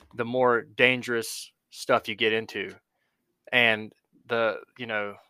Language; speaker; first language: English; native; English